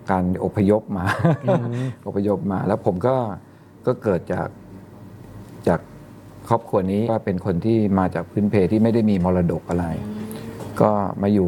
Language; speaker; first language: Thai; native; Thai